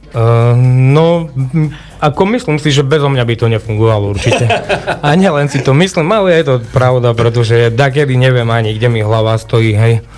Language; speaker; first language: Slovak; native; Slovak